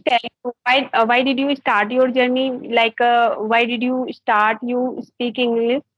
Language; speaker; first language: English; non-native, learner; Hindi